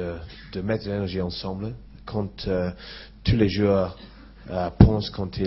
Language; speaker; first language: French; non-native, fluent; English